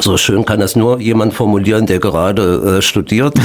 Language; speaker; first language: German; native; German